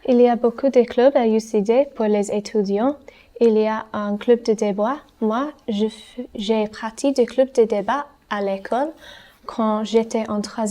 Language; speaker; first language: French; non-native, learner; English